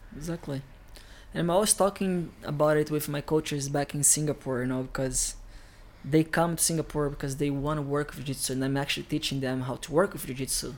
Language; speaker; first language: English; non-native, fluent; Portuguese